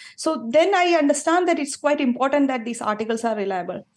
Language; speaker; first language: English; non-native, local second language; Malayalam